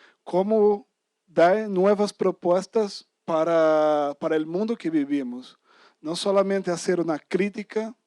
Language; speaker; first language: Spanish; non-native, fluent; Portuguese